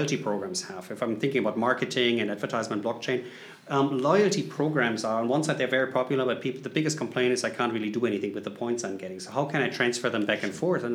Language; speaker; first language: English; non-native, fluent; German